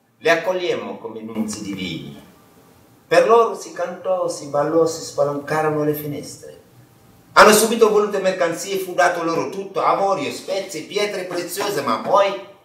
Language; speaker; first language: Italian; non-native, fluent; Wolof